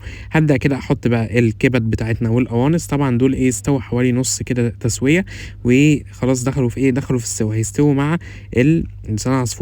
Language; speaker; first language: Arabic; native; Arabic